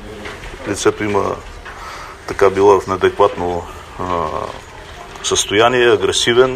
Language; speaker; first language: Bulgarian; native; Bulgarian